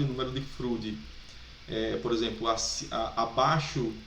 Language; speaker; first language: Portuguese; native; Portuguese